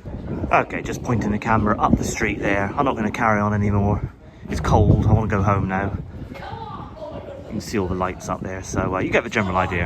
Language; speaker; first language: English; native; English